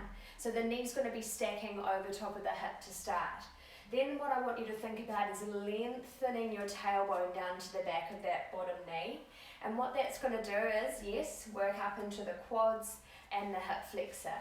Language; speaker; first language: English; native; English